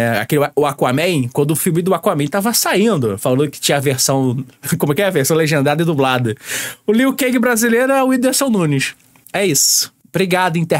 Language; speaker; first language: Portuguese; native; Portuguese